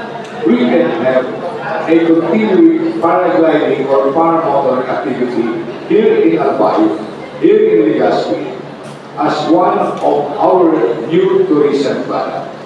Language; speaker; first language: English; non-native, local second language; Bikol